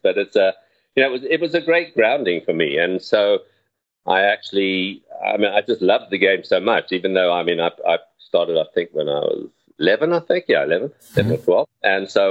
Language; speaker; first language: English; native; English